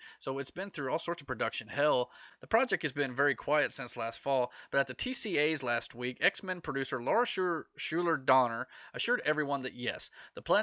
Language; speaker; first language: English; native; English